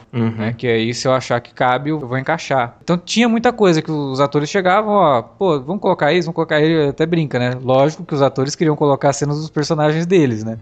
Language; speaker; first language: Portuguese; native; Portuguese